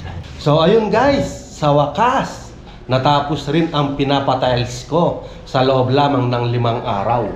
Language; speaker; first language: Filipino; native; Filipino